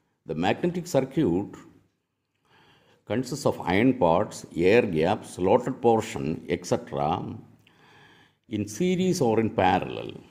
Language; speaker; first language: English; non-native, local second language; Malayalam